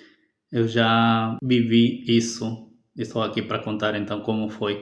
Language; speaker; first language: Portuguese; non-native, fluent; Spanish